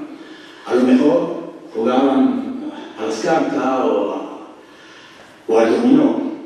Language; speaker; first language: Spanish; early bilingual, heritage; French